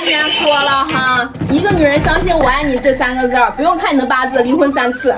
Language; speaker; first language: Chinese; native; Chinese